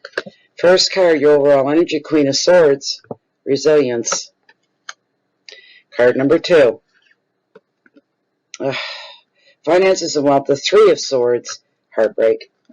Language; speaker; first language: English; native; English